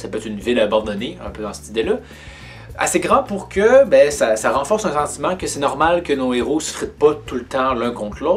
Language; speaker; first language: French; native; French